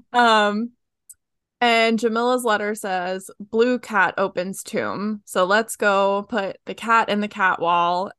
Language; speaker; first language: English; native; English